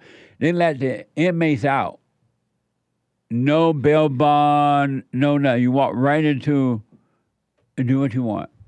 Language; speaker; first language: English; native; English